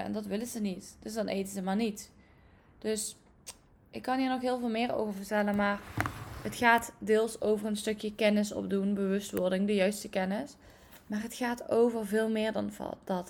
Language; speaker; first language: Dutch; native; Dutch